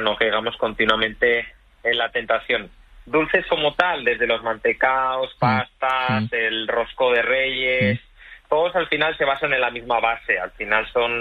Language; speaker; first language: Spanish; native; Spanish